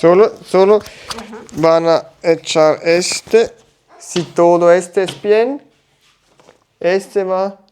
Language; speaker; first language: Spanish; non-native, learner; German